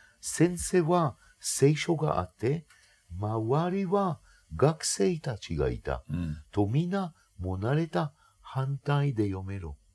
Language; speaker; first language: Japanese; non-native, fluent; Hebrew